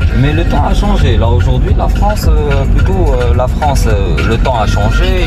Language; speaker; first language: French; non-native, local second language; Arabic